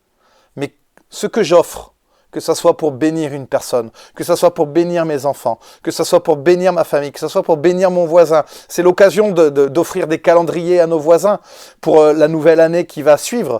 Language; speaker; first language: French; native; French